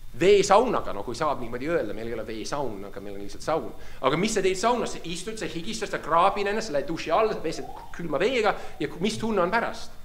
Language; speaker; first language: Estonian; non-native, fluent; English